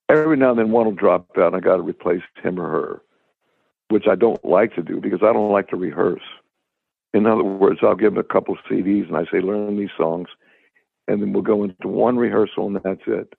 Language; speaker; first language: English; native; English